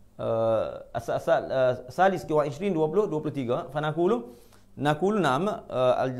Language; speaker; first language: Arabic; non-native, fluent; Malay